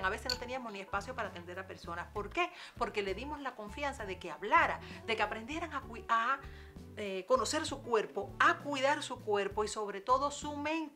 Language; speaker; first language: Spanish; native; Spanish